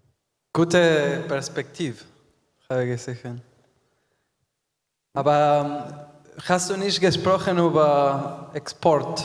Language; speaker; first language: German; non-native, learner; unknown